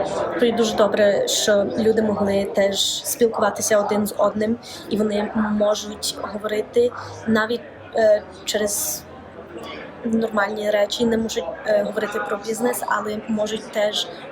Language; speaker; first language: Ukrainian; early bilingual, heritage; Ukrainian